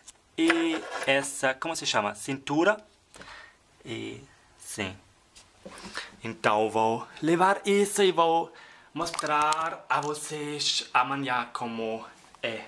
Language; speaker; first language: Portuguese; non-native, fluent; German